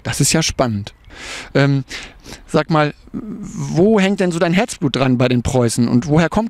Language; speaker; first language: German; native; German